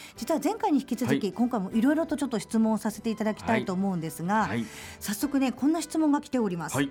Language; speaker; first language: Japanese; native; Japanese